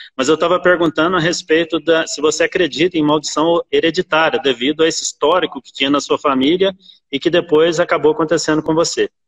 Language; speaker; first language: Portuguese; native; Portuguese